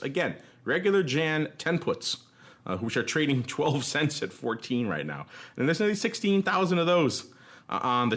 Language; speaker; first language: English; native; English